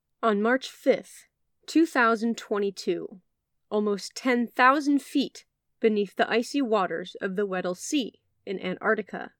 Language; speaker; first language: English; native; English